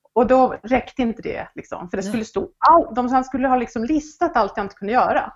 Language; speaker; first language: Swedish; native; Swedish